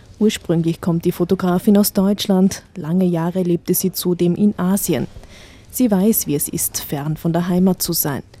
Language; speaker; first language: German; native; German